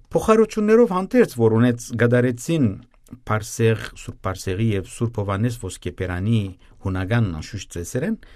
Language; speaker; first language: Armenian; native; Armenian